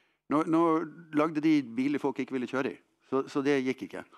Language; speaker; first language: Norwegian; non-native, fluent; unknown